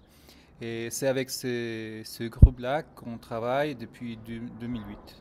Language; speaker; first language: French; non-native, fluent; Spanish